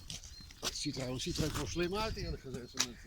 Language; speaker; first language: Dutch; native; Dutch